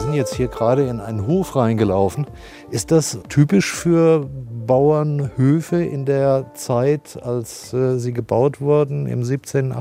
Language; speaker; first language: German; native; German